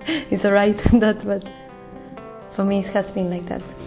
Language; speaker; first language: English; non-native, fluent; Spanish